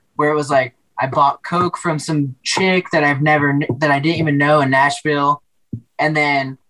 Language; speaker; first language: English; native; English